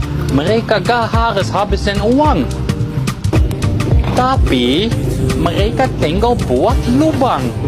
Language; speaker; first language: Indonesian; non-native, fluent; Dutch